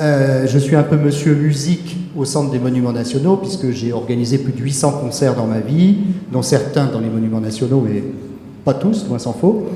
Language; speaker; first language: French; native; French